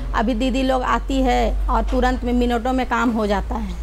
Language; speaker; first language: Hindi; native; Hindi